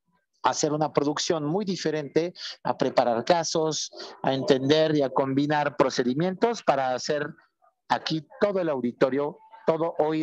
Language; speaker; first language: Spanish; native; Spanish